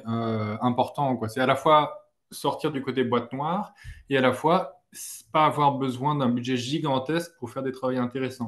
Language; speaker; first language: French; native; French